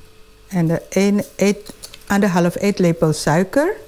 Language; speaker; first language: Dutch; non-native, fluent; Indonesian